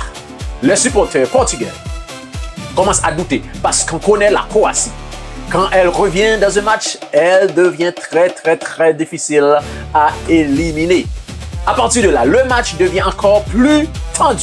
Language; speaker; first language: French; non-native, local second language; Haitian Creole